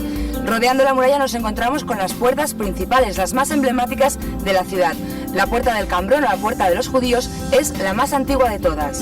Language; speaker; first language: Spanish; native; Spanish